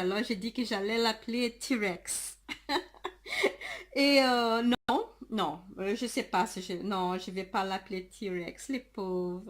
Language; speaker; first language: French; non-native, fluent; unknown